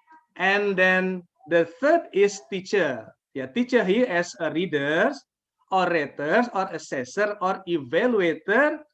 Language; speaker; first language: English; non-native, fluent; Indonesian